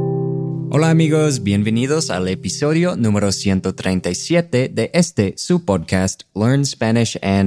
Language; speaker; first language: Spanish; non-native, fluent; English